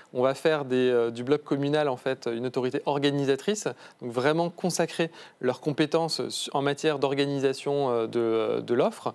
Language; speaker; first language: French; native; French